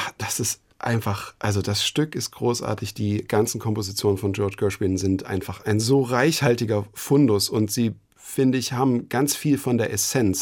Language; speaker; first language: German; native; German